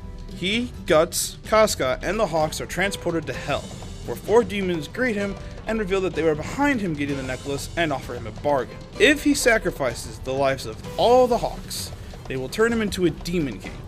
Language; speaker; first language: English; native; English